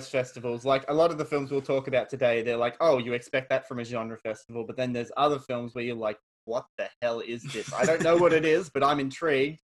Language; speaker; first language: English; native; English